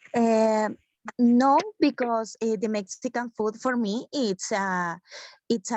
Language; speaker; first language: English; non-native, learner; Spanish